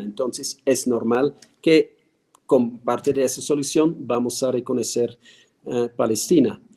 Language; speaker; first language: Spanish; non-native, fluent; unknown